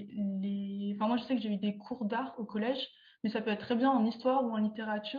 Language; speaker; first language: French; native; French